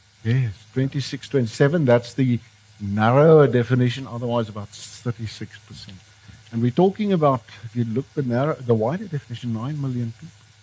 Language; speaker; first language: English; non-native, local second language; Afrikaans